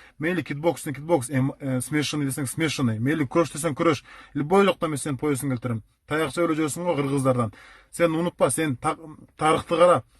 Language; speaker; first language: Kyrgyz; native; Kyrgyz